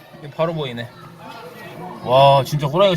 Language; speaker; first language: Korean; native; Korean